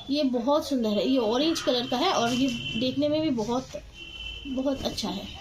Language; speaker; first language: Hindi; non-native, local second language; Bangla